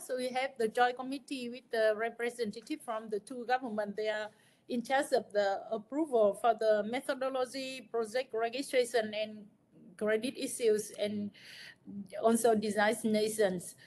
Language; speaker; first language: English; non-native, fluent; Vietnamese